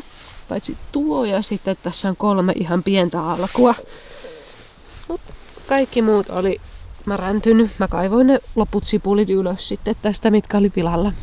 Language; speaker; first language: Finnish; native; Finnish